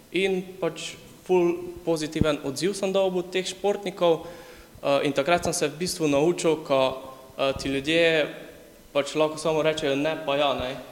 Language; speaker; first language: Slovenian; native; Slovenian